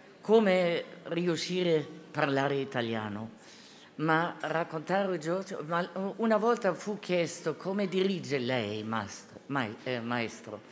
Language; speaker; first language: Italian; non-native, fluent; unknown